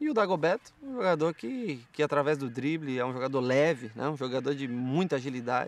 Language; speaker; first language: Portuguese; native; Portuguese